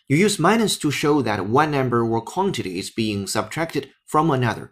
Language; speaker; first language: English; non-native, fluent; Chinese